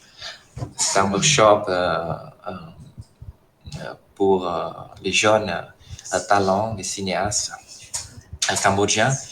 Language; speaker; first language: French; non-native, fluent; Khmer